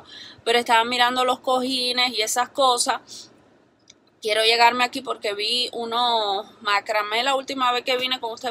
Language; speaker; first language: Spanish; native; Spanish